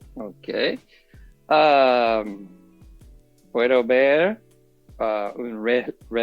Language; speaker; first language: Spanish; non-native, learner; English